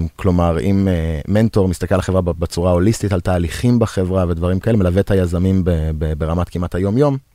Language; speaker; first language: Hebrew; native; Hebrew